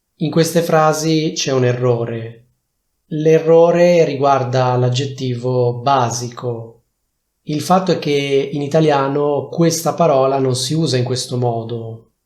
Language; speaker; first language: Italian; native; Italian